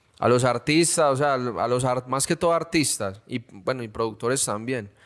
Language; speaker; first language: Spanish; native; Spanish